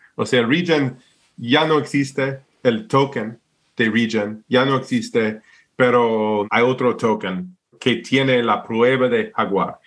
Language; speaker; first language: Spanish; non-native, fluent; English